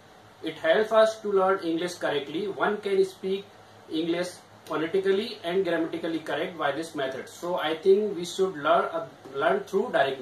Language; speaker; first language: English; non-native, local second language; Hindi